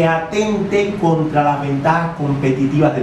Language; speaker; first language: Spanish; native; Spanish